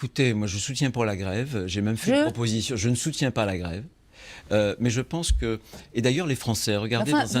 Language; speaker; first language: French; native; French